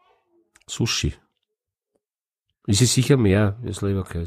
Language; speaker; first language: German; native; German